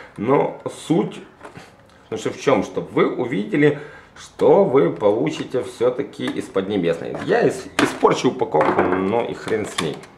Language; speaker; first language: Russian; native; Russian